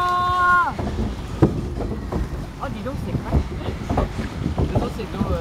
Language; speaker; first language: French; native; French